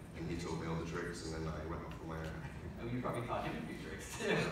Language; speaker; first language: English; native; English